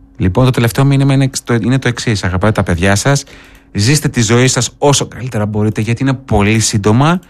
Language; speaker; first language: Greek; native; Greek